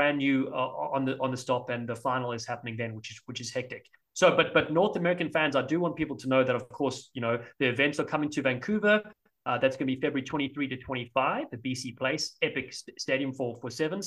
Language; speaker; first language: English; native; English